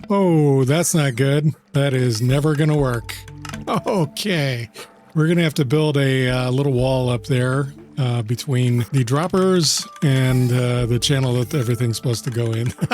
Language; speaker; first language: English; native; English